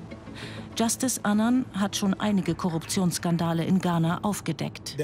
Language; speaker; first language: German; native; German